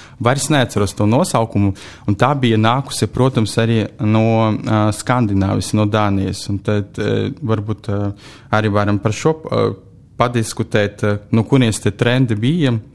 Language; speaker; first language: Latvian; non-native, local second language; Russian